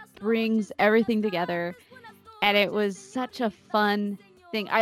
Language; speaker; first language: English; native; English